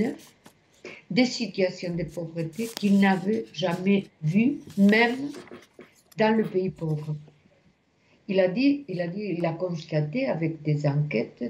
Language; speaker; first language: French; non-native, fluent; Spanish